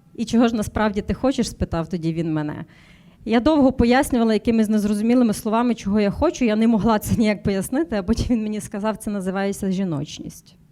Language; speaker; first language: Ukrainian; native; Ukrainian